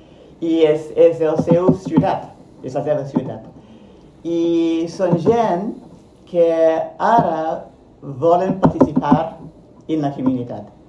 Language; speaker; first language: Catalan; non-native, fluent; Spanish